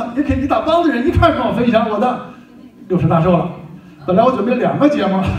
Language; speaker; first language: Chinese; native; Chinese